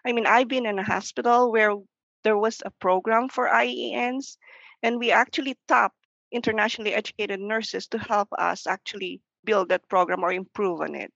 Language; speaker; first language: English; non-native, local second language; Filipino